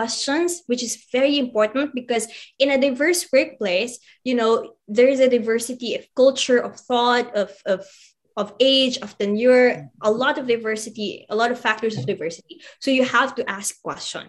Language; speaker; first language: English; non-native, local second language; Cebuano